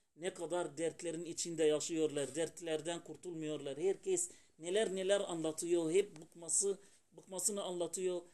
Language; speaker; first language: Turkish; non-native, fluent; Arabic